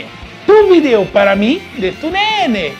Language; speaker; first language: Spanish; native; Spanish